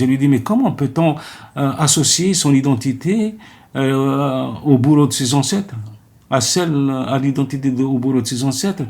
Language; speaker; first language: French; non-native, local second language; Arabic